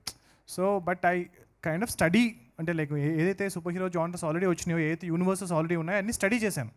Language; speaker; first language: Telugu; native; Telugu